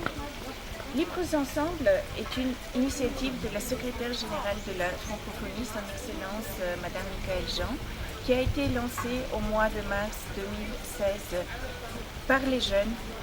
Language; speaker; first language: French; non-native, fluent; Bulgarian